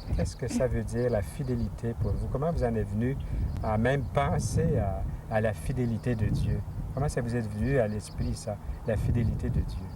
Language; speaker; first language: French; native; French